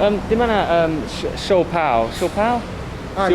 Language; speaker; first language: Indonesian; non-native, learner; English